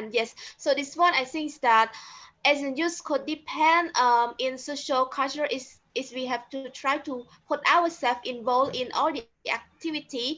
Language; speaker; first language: English; non-native, learner; Khmer